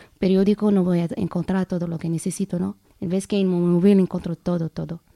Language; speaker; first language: Spanish; non-native, fluent; Arabic